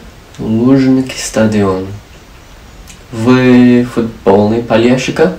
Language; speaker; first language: Russian; non-native, learner; English